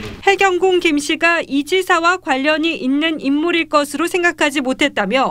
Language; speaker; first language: Korean; native; Korean